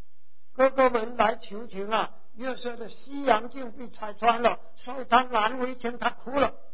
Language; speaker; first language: Chinese; native; Chinese